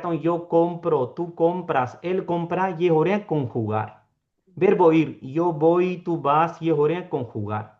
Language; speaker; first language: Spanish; non-native, fluent; Urdu